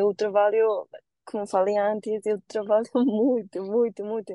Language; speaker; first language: Portuguese; non-native, learner; Spanish